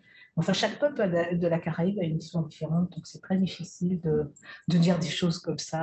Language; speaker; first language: French; native; French